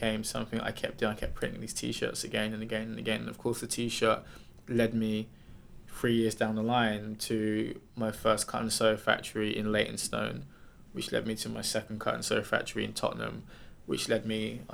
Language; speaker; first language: English; native; English